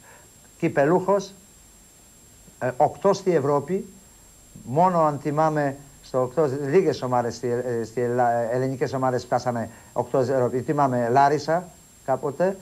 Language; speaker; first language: Greek; non-native, fluent; Polish